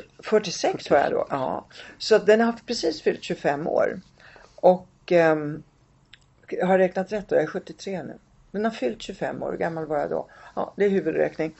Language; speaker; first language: Swedish; early bilingual, other home language; Italian